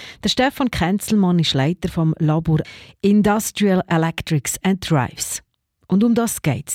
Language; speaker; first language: German; native; German